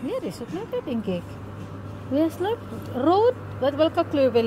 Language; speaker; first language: Dutch; non-native, learner; Filipino